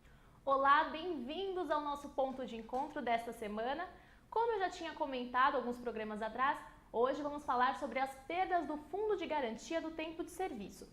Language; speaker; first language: Portuguese; native; Portuguese